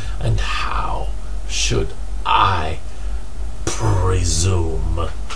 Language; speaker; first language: English; native; English